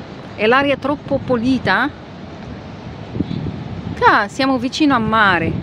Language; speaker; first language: Italian; non-native, learner; Arabic